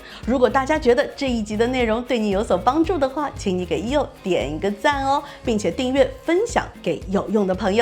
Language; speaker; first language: Chinese; native; Chinese